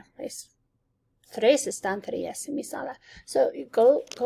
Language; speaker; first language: Spanish; non-native, fluent; English